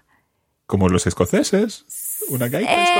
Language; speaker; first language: Spanish; non-native, fluent; English